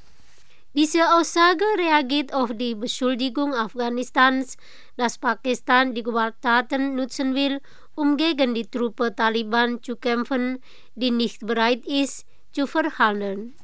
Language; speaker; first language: German; non-native, fluent; Indonesian